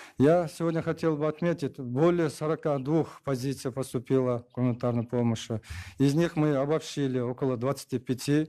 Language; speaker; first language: Russian; non-native, local second language; Kyrgyz